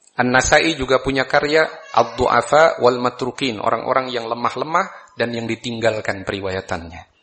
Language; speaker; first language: Malay; non-native, local second language; Javanese